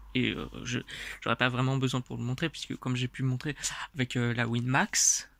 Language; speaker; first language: French; non-native, fluent; Russian